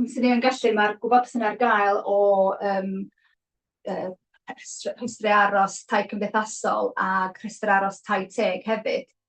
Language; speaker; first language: Welsh; native; Welsh